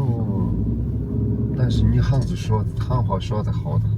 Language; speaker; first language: Chinese; non-native, local second language; Tibetan